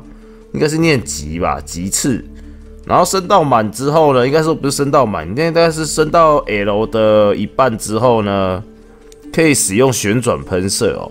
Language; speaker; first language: Chinese; native; Chinese